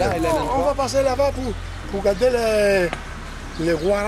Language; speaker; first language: French; non-native, learner; Spanish